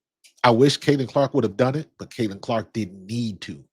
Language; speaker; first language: English; native; English